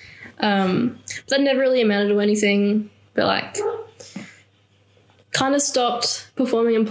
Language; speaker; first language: English; native; English